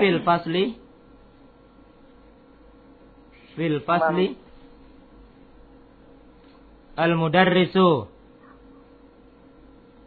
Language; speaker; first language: Arabic; non-native, fluent; Indonesian